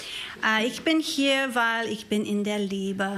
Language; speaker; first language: German; non-native, learner; English